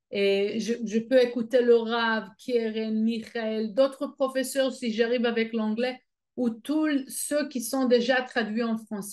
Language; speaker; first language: French; non-native, fluent; Hebrew